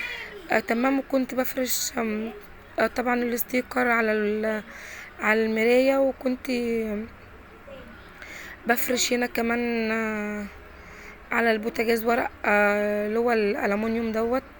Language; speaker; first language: Arabic; native; Arabic